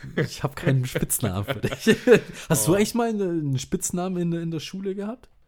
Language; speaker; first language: German; early bilingual, other home language; Indonesian